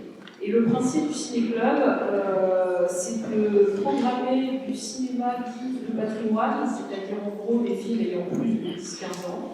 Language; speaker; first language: French; native; French